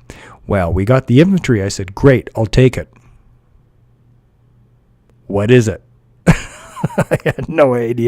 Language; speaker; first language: English; native; English